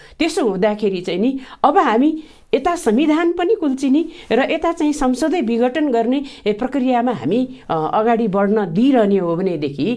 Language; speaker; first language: Nepali; native; Nepali